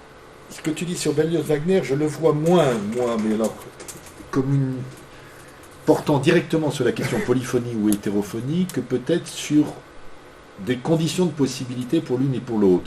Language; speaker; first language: French; native; French